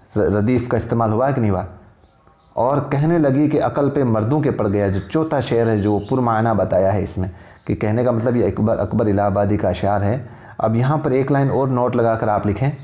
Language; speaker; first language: Urdu; native; Urdu